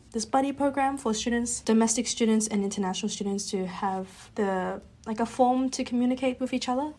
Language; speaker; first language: English; native; English